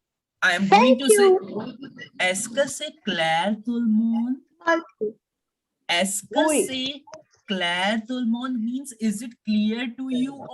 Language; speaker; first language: French; non-native, fluent; Hindi